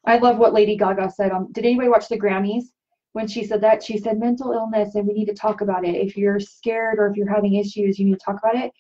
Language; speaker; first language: English; native; English